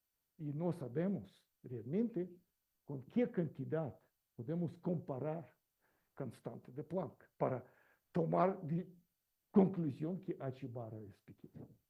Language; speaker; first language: Spanish; non-native, learner; Russian